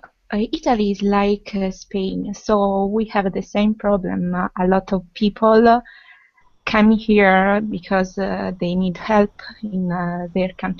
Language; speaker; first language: English; non-native, fluent; Italian